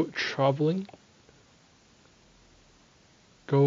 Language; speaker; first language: English; non-native, local second language; Cantonese